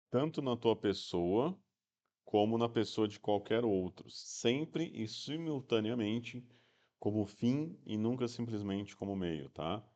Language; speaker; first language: Portuguese; native; Portuguese